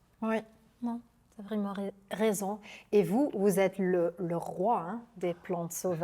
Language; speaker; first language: French; non-native, local second language; Dutch